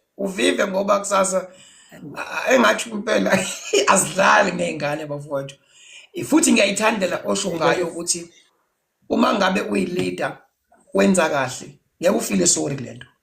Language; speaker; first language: Zulu; non-native, local second language; Xhosa